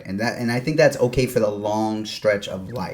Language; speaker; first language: English; native; English